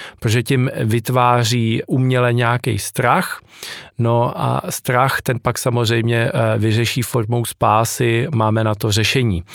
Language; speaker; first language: Czech; native; Czech